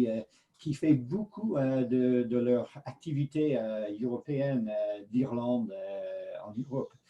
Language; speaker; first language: French; non-native, fluent; English